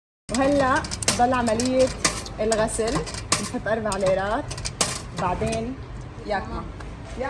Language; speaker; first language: Arabic; native; Arabic